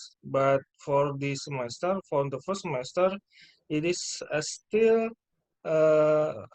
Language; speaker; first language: English; non-native, fluent; Indonesian